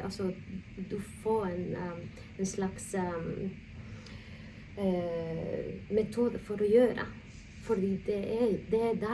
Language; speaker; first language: Norwegian; non-native, fluent; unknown